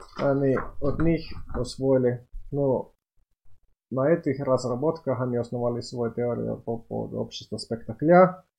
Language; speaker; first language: Russian; non-native, fluent; Finnish